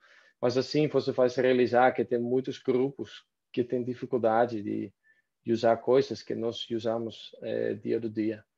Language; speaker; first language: Portuguese; non-native, fluent; Dutch